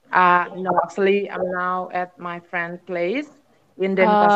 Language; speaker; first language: English; non-native, learner; Indonesian